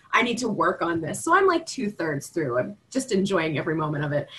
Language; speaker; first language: English; native; English